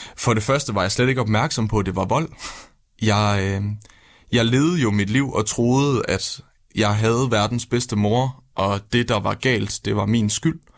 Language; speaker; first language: Danish; native; Danish